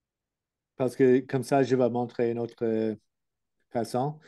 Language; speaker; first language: French; non-native, learner; English